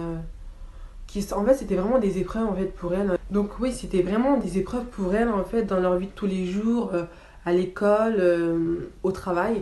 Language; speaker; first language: French; early bilingual, other home language; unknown